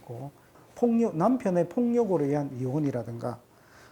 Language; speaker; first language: Korean; native; Korean